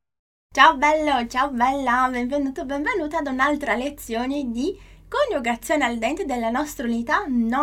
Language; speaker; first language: Italian; non-native, fluent; Portuguese